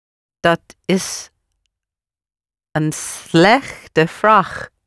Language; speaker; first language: Dutch; non-native, learner; English